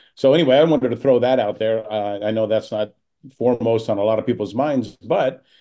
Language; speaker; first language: English; native; English